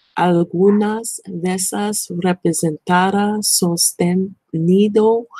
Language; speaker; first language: Spanish; non-native, learner; English